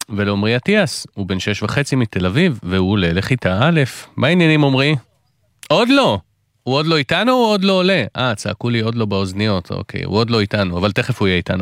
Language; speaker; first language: Hebrew; native; Hebrew